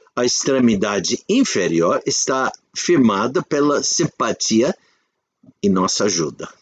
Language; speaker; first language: Portuguese; non-native, fluent; English